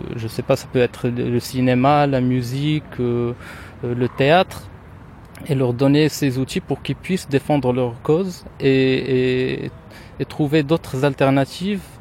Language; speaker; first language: French; non-native, local second language; Arabic